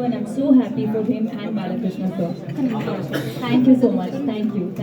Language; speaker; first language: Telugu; non-native, local second language; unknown